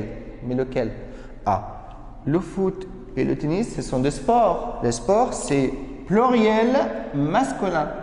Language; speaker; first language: French; non-native, fluent; Arabic